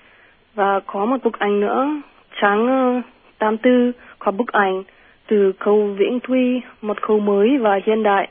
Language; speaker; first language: Vietnamese; non-native, fluent; German